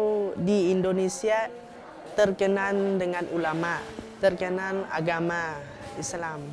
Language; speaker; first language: Indonesian; non-native, learner; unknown